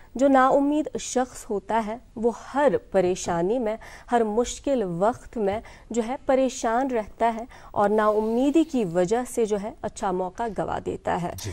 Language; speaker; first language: Hindi; non-native, local second language; Kashmiri